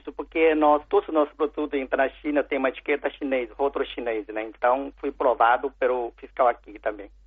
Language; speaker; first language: Portuguese; non-native, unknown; Chinese